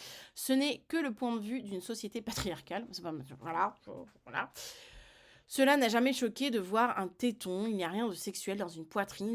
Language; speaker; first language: French; native; French